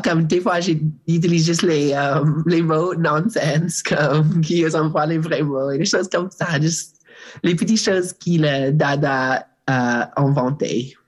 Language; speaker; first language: French; non-native, learner; English